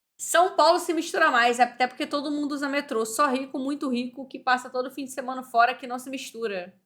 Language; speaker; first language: Portuguese; native; Portuguese